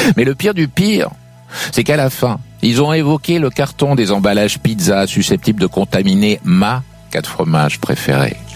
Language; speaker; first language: French; native; French